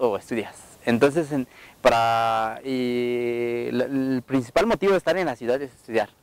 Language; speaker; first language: Spanish; non-native, local second language; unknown